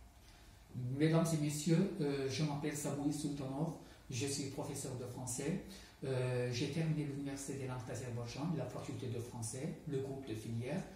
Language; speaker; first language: French; non-native, fluent; Azerbaijani